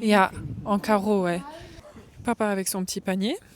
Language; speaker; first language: French; native; French